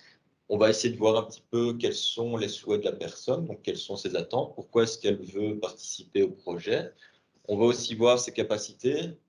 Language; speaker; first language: French; native; French